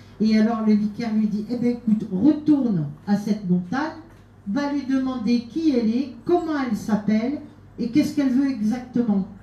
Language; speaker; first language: French; native; French